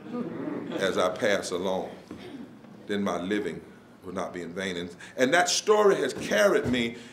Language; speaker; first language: English; native; English